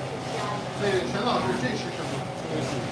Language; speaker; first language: Chinese; non-native, fluent; English